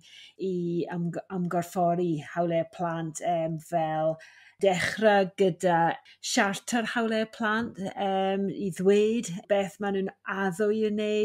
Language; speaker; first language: Welsh; non-native, fluent; English